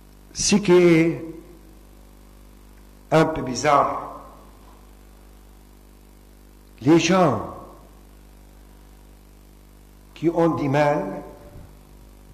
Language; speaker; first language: French; non-native, fluent; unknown